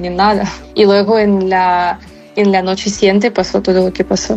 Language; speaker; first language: Spanish; non-native, fluent; Ukrainian